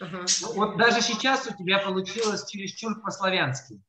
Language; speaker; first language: Russian; native; Russian